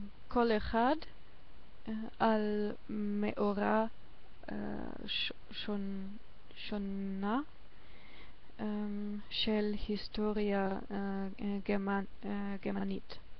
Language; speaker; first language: Hebrew; non-native, learner; German